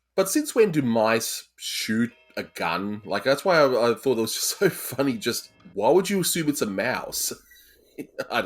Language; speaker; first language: English; native; English